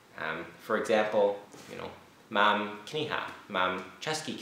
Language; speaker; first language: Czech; non-native, learner; English